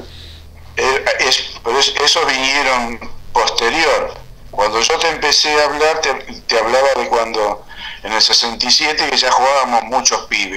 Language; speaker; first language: Spanish; native; Spanish